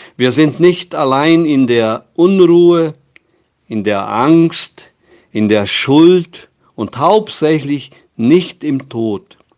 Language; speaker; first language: German; non-native, fluent; Portuguese